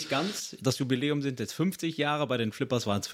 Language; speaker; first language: German; native; German